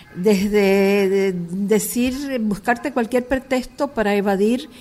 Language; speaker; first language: Spanish; native; Spanish